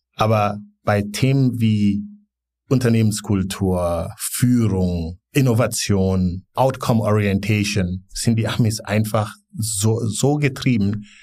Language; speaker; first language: German; non-native, fluent; Wolof